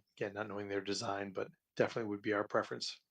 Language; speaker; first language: English; native; English